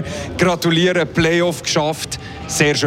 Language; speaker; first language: German; native; German